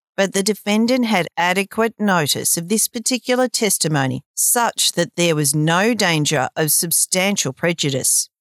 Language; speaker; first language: English; native; English